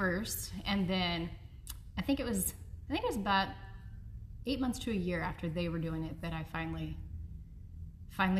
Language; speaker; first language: English; native; English